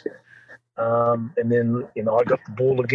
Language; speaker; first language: English; native; English